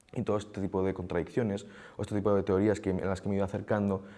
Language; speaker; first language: Spanish; native; Spanish